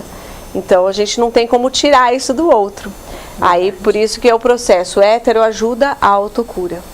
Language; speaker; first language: Portuguese; native; Portuguese